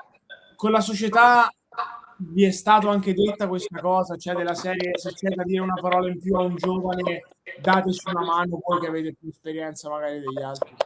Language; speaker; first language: Italian; native; Italian